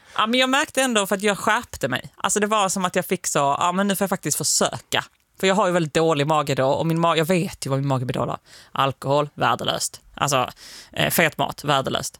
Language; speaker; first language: Swedish; native; Swedish